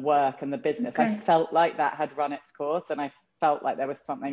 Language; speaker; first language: English; native; English